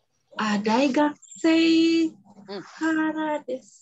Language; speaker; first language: Japanese; non-native, fluent; Indonesian